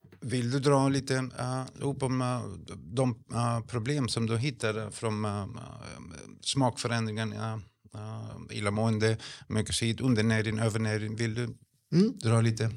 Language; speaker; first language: Swedish; non-native, fluent; Spanish